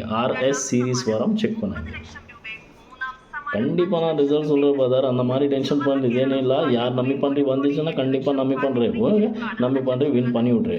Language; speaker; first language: Tamil; non-native, learner; Kannada